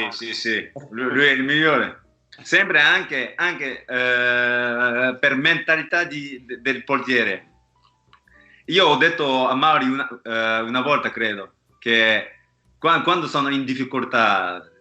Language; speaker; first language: Italian; non-native, learner; Japanese